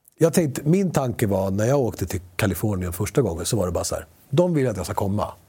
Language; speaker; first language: Swedish; early bilingual, other home language; Spanish